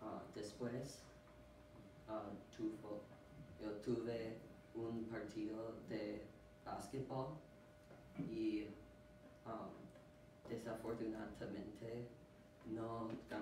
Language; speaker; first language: Spanish; non-native, learner; English